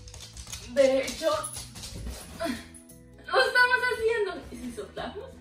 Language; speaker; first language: Spanish; early bilingual, heritage; Spanish